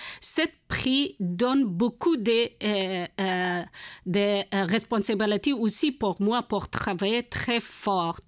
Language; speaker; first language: French; non-native, learner; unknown